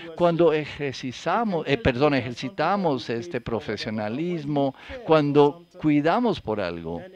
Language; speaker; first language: Spanish; non-native, fluent; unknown